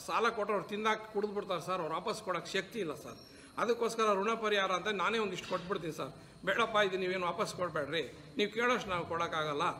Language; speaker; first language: Kannada; native; Kannada